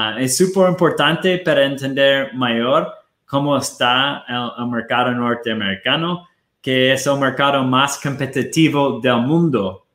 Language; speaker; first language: Spanish; non-native, fluent; Portuguese